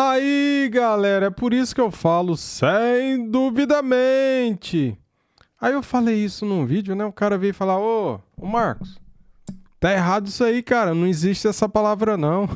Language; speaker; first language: Portuguese; native; Portuguese